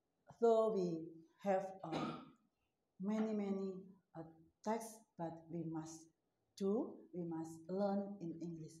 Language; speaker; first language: English; non-native, learner; Indonesian